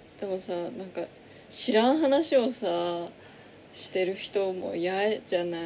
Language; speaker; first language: Japanese; native; Japanese